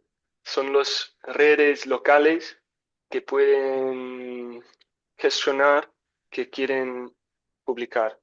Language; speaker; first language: Spanish; non-native, learner; English